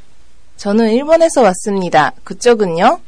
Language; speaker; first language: Korean; non-native, learner; Japanese